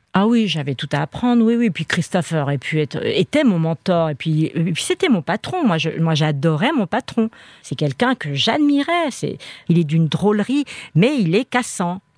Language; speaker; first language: French; native; French